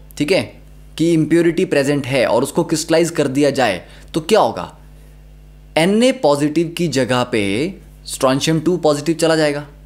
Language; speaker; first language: Hindi; native; Hindi